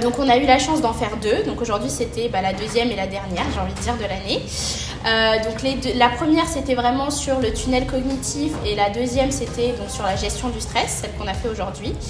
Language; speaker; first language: French; native; French